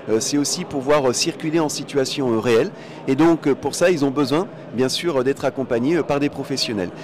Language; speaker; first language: French; native; French